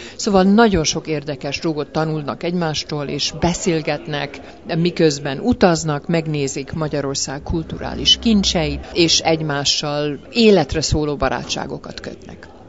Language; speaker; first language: Hungarian; early bilingual, heritage; Hungarian